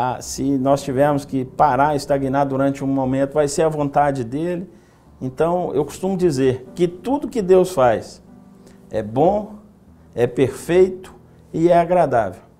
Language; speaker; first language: Portuguese; native; Portuguese